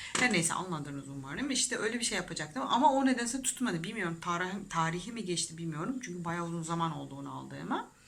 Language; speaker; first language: Turkish; non-native, fluent; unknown